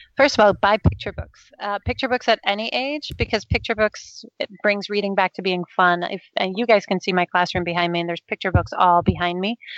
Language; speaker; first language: English; non-native, fluent; Danish